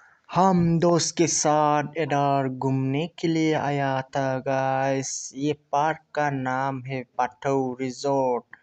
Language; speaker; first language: Hindi; non-native, local second language; Bodo